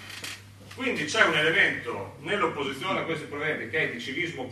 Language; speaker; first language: Italian; native; Italian